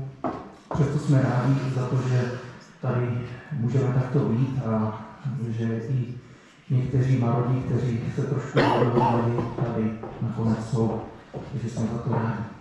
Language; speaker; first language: Czech; native; Czech